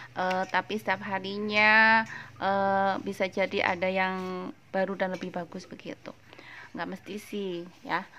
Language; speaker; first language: Indonesian; non-native, local second language; Javanese